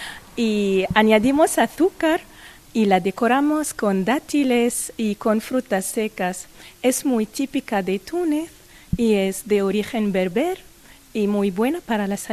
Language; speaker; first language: Spanish; non-native, fluent; Arabic